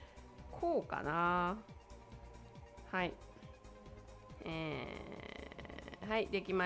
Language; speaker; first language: Japanese; native; Japanese